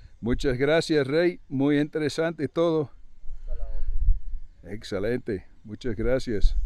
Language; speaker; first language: Spanish; non-native, fluent; English